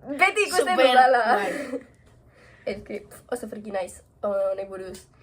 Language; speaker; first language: Basque; non-native, local second language; Spanish